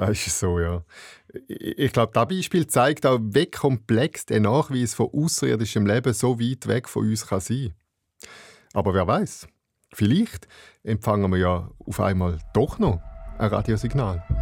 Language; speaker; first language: German; native; German